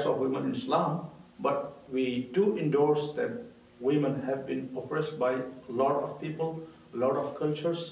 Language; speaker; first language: English; non-native, local second language; Urdu